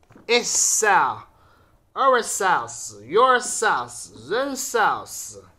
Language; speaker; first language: English; non-native, learner; Chinese